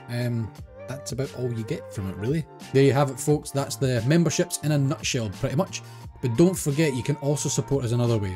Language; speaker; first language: English; native; English